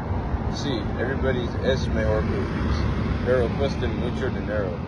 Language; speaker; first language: Spanish; non-native, learner; English